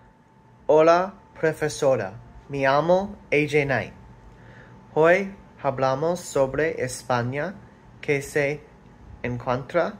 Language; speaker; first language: Spanish; non-native, learner; English